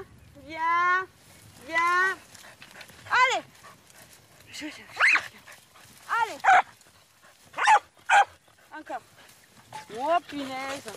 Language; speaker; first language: French; native; French